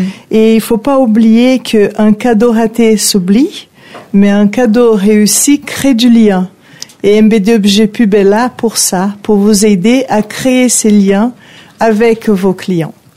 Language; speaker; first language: French; non-native, fluent; Portuguese